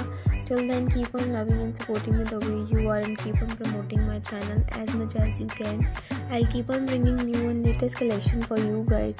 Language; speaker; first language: English; non-native, local second language; Urdu